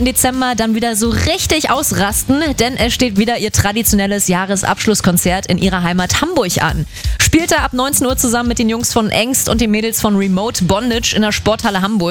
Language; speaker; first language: German; native; German